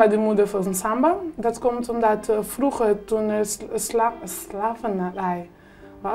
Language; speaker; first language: Dutch; early bilingual, other home language; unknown